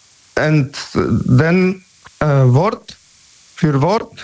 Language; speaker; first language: German; non-native, learner; Polish